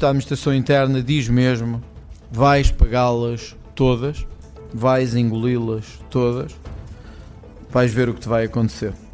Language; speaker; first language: Portuguese; native; Portuguese